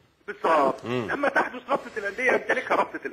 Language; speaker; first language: Arabic; native; Arabic